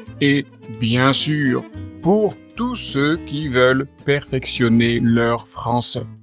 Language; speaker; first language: French; native; French